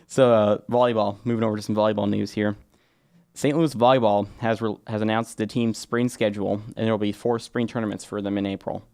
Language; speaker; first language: English; native; English